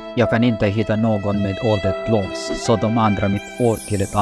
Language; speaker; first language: Swedish; non-native, fluent; Filipino